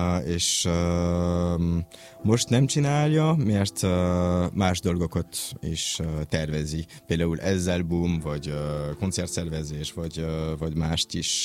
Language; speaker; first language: Hungarian; non-native, learner; French